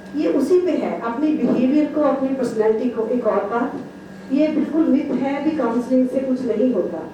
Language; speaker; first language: Hindi; non-native, local second language; Punjabi